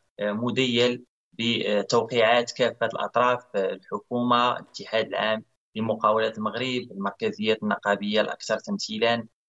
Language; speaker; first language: Arabic; native; Arabic